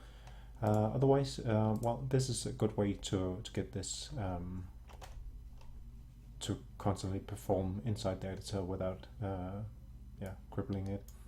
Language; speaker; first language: English; non-native, fluent; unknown